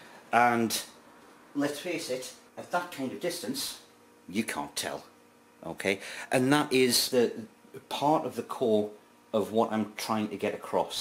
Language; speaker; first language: English; native; English